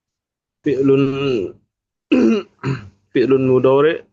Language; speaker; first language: Arabic; non-native, learner; Indonesian